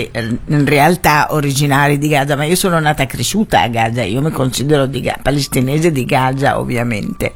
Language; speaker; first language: Italian; non-native, fluent; Arabic